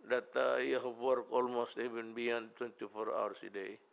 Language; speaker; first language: English; non-native, local second language; Filipino